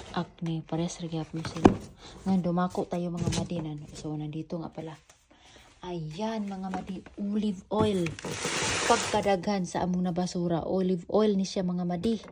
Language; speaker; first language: Filipino; non-native, local second language; Cebuano